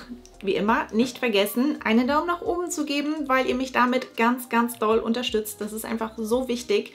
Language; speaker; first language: German; native; German